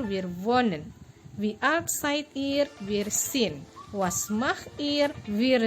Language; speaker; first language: German; non-native, learner; Indonesian